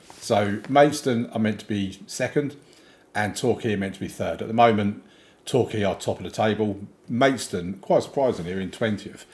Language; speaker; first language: English; native; English